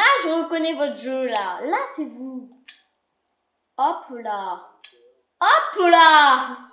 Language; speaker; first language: French; native; French